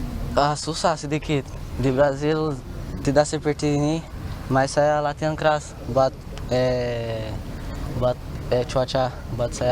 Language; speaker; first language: Indonesian; non-native, learner; Portuguese